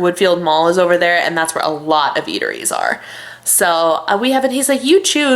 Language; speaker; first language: English; native; English